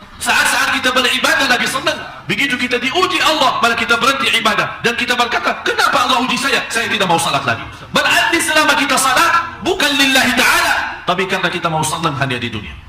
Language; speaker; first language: Malay; non-native, fluent; Arabic